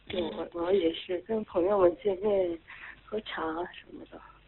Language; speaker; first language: Chinese; non-native, fluent; Korean